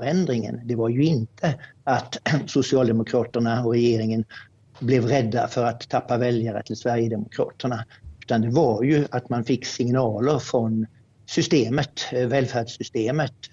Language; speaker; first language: Swedish; native; Swedish